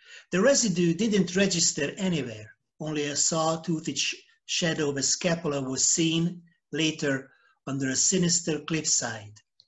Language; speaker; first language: English; non-native, fluent; Hungarian